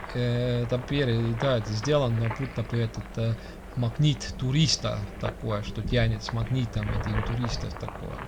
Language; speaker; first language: Russian; non-native, local second language; Estonian